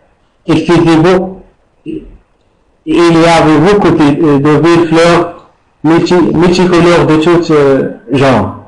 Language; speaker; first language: French; non-native, learner; Arabic